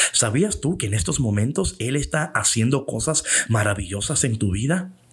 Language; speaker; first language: Spanish; early bilingual, heritage; English